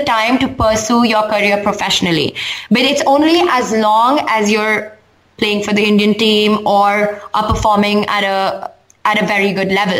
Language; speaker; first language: English; non-native, local second language; Hindi